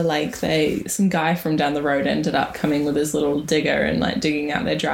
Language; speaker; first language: English; native; English